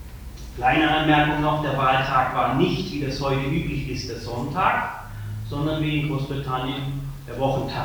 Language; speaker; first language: German; native; German